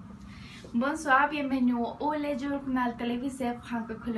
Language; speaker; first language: French; non-native, learner; Spanish